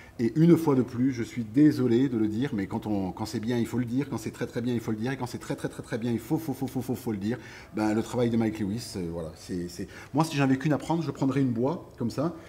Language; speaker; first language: French; native; French